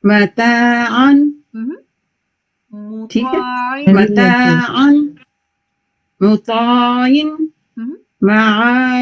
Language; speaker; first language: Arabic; non-native, learner; Urdu